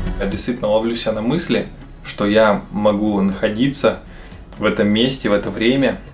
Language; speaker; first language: Russian; native; Russian